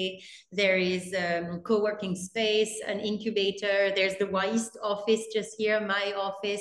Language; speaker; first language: English; non-native, fluent; French